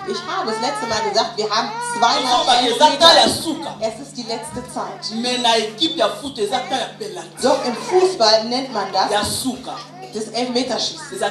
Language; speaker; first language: German; non-native, fluent; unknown